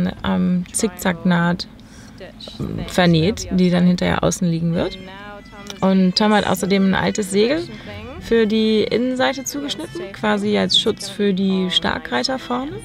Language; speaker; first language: German; native; German